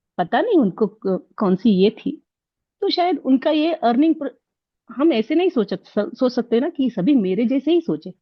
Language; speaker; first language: Hindi; non-native, local second language; Kannada